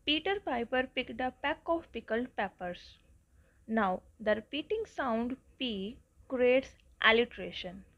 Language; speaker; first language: English; non-native, local second language; Punjabi